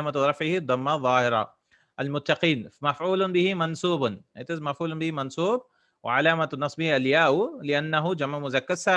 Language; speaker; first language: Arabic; non-native, fluent; English